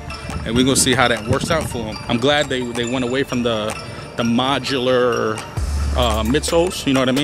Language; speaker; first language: English; native; English